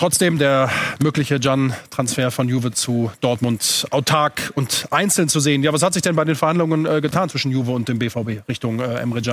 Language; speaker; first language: German; native; German